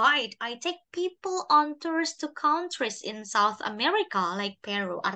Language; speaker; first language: English; non-native, fluent; Indonesian